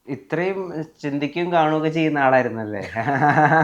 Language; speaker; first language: Malayalam; native; Malayalam